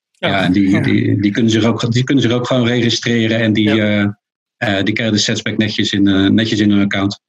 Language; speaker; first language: Dutch; native; Dutch